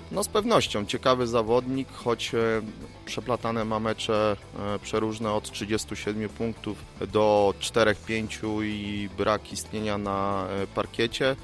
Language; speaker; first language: Polish; native; Polish